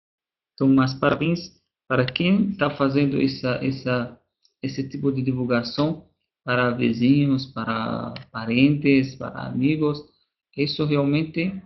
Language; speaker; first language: Portuguese; non-native, fluent; Arabic